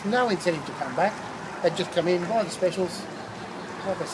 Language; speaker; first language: English; native; English